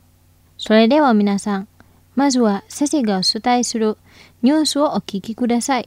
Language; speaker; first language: Japanese; non-native, fluent; Indonesian